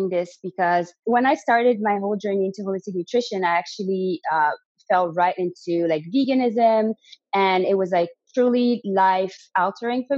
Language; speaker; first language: English; non-native, fluent; French